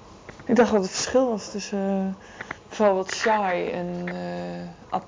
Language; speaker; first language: Dutch; native; Dutch